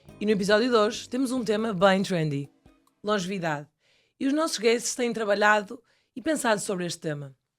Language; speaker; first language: Portuguese; native; Portuguese